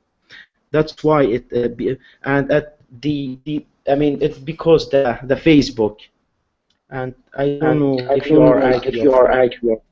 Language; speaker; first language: English; non-native, learner; Arabic